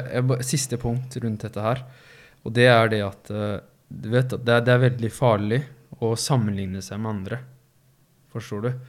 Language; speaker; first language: Norwegian; early bilingual, other home language; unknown